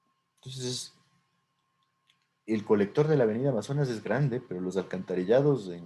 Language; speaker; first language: Spanish; native; Spanish